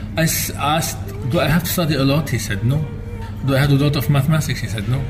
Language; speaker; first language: English; non-native, fluent; Arabic